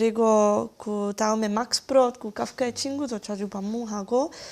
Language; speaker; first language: Korean; non-native, fluent; Czech